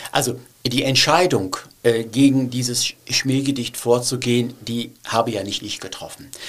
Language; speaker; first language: German; early bilingual, other home language; Turkish